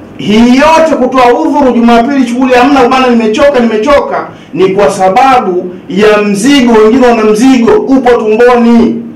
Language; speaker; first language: Swahili; native; Swahili